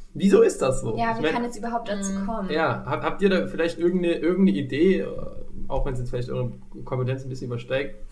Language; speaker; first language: German; native; German